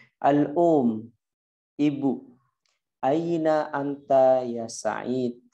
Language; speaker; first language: Arabic; non-native, fluent; Indonesian